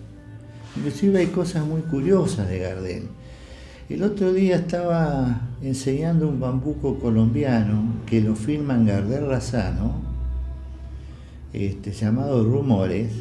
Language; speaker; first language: Spanish; native; Spanish